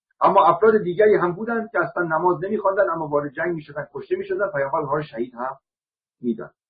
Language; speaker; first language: Persian; native; Persian